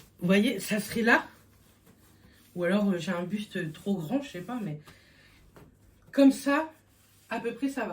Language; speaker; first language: French; native; French